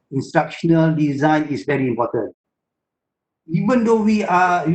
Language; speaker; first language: English; non-native, local second language; Malay